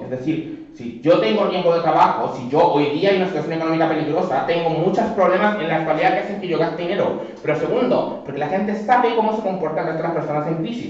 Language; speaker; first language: Spanish; native; Spanish